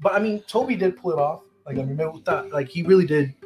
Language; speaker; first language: English; non-native, local second language; Spanish